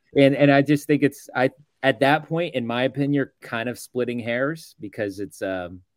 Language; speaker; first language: English; native; English